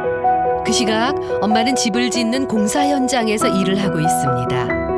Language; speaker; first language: Korean; native; Korean